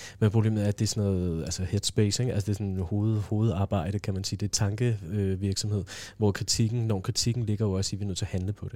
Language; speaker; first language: Danish; native; Danish